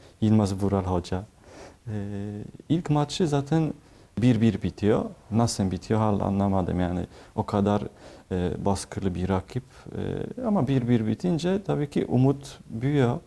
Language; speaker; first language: Turkish; non-native, fluent; Polish